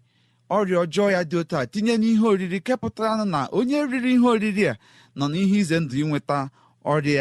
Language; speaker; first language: Igbo; native; Igbo